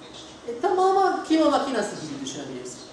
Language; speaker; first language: Turkish; non-native, learner; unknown